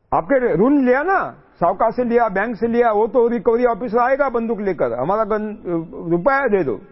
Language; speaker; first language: Hindi; non-native, local second language; Marathi